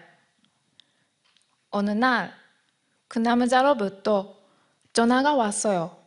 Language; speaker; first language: Korean; non-native, learner; Japanese